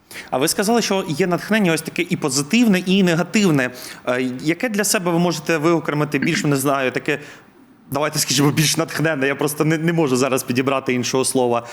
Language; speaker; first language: Ukrainian; native; Ukrainian